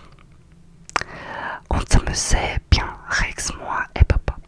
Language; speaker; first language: French; non-native, learner; Russian